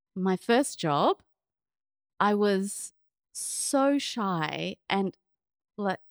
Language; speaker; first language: English; native; English